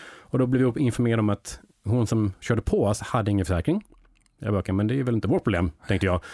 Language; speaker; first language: Swedish; early bilingual, heritage; English